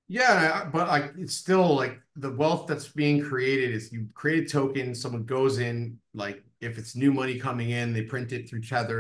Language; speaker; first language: English; native; English